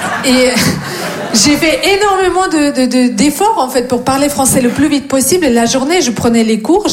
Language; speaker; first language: French; non-native, fluent; Russian